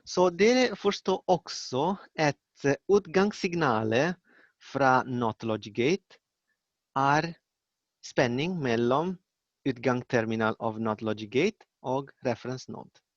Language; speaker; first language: Norwegian; non-native, learner; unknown